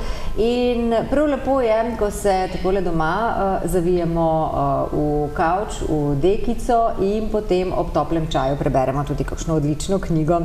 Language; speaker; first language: Slovenian; native; Slovenian